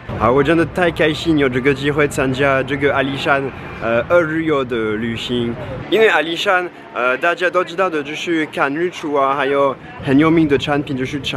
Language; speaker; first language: Chinese; non-native, fluent; French